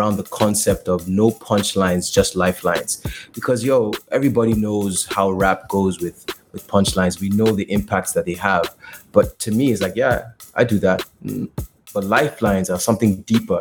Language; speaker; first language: English; non-native, local second language; Yoruba